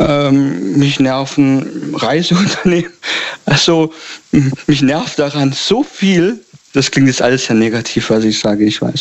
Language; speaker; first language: German; native; German